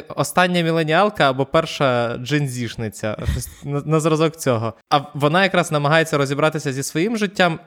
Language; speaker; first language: Ukrainian; native; Ukrainian